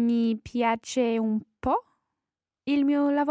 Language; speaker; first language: Italian; non-native, learner; English